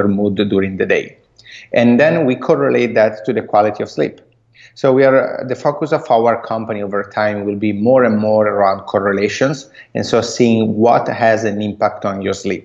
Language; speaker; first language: English; non-native, fluent; Italian